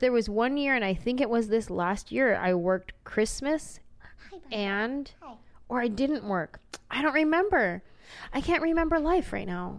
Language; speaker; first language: English; native; English